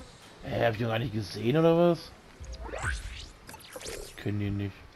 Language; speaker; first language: German; native; German